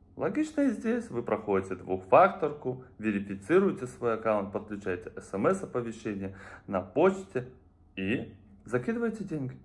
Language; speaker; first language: Russian; native; Russian